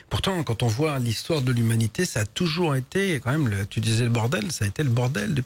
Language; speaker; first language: French; native; French